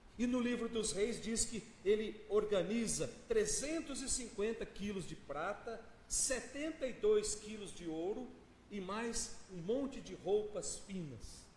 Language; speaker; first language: Portuguese; native; Portuguese